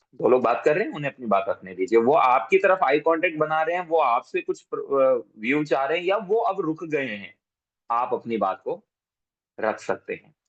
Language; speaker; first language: Hindi; native; Hindi